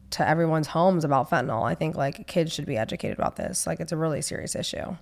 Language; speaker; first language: English; native; English